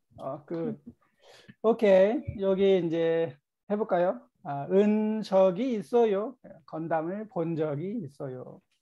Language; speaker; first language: Korean; native; Korean